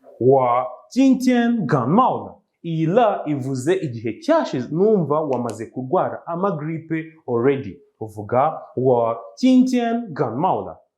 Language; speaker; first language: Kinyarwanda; native; Kinyarwanda